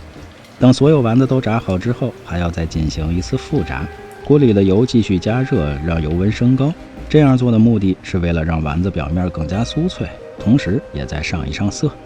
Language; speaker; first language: Chinese; native; Chinese